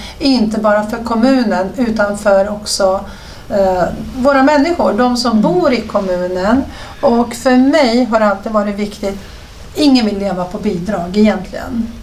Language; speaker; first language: Swedish; early bilingual, other home language; Serbian